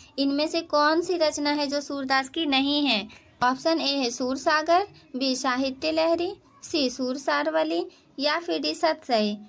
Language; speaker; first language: Hindi; native; Hindi